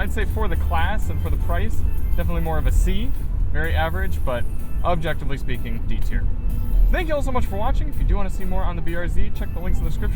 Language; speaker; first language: English; native; English